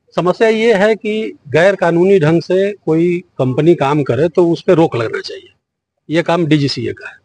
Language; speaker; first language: Hindi; native; Hindi